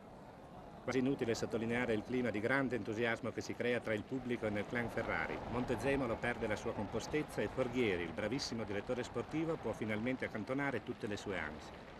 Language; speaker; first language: Italian; native; Italian